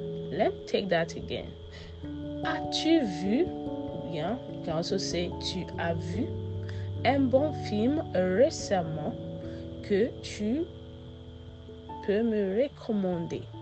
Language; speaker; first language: French; non-native, fluent; Yoruba